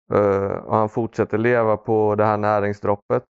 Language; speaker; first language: Swedish; early bilingual, other home language; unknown